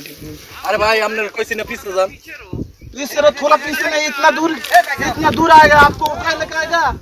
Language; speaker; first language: Hindi; non-native, learner; Bangla